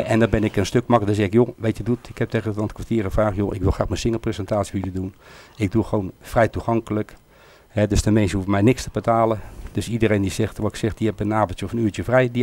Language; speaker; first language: Dutch; native; Dutch